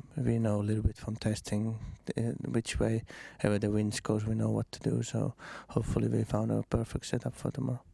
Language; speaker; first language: English; non-native, fluent; Finnish